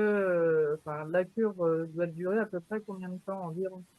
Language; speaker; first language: French; native; French